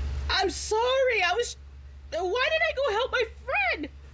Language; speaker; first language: English; native; English